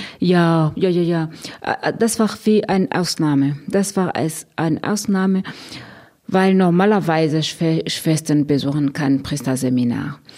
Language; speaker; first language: German; non-native, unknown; Rundi